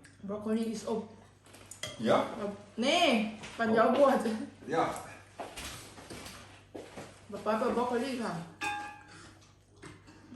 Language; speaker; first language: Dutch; non-native, learner; Thai